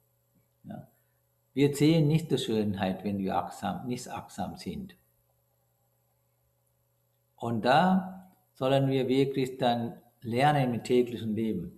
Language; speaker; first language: German; non-native, learner; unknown